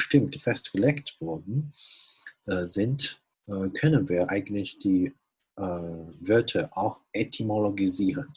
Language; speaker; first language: German; non-native, fluent; Chinese